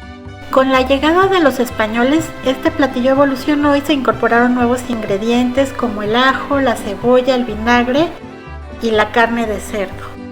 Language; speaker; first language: Spanish; native; Spanish